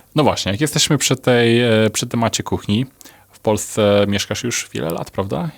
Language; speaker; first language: Polish; native; Polish